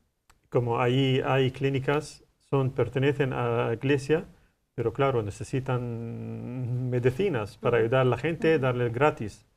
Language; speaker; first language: Spanish; non-native, learner; Arabic